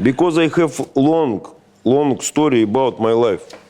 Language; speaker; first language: English; non-native, learner; Russian